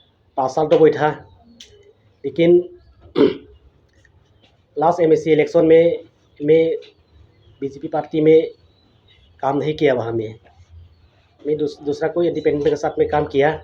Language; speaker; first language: Hindi; non-native, local second language; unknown